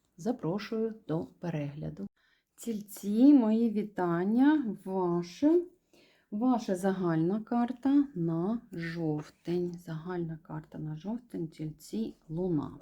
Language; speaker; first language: Ukrainian; non-native, local second language; Russian